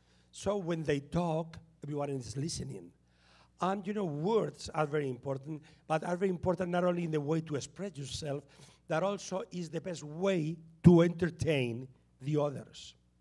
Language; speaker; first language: English; non-native, fluent; Spanish